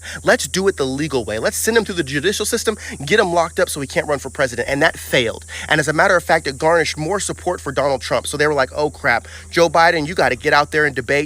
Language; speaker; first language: English; native; English